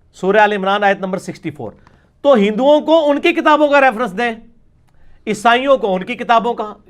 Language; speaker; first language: Urdu; non-native, local second language; Punjabi